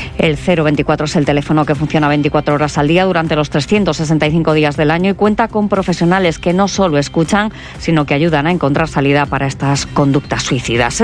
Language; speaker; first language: Spanish; native; Spanish